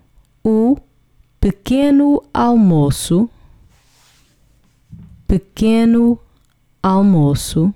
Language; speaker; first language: Portuguese; non-native, fluent; English